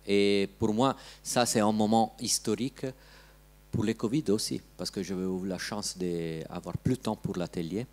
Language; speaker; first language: French; non-native, learner; Italian